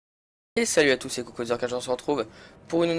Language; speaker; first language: French; native; French